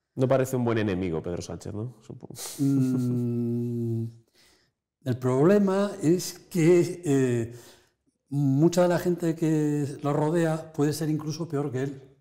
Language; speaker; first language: Spanish; native; Spanish